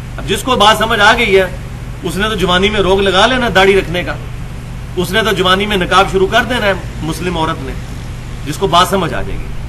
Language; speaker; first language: Urdu; non-native, local second language; Punjabi